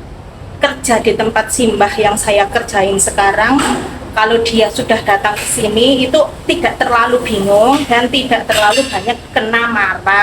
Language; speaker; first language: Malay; non-native, local second language; Javanese